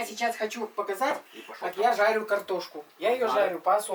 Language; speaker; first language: Russian; native; Russian